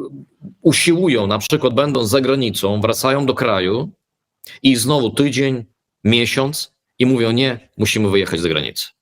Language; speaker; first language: Polish; early bilingual, heritage; Polish